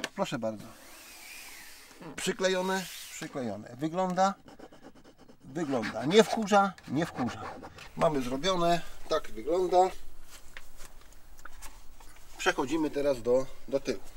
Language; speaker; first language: Polish; native; Polish